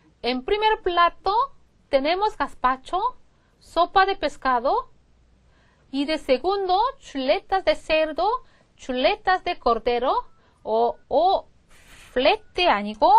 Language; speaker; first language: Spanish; non-native, fluent; Korean